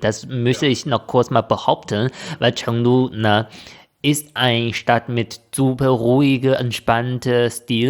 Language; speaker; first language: German; non-native, fluent; Chinese